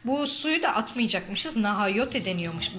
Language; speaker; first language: Turkish; native; Turkish